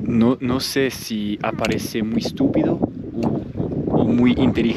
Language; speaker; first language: Spanish; non-native, learner; French